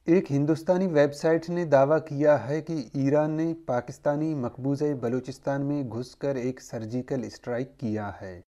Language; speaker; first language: Urdu; non-native, local second language; Baluchi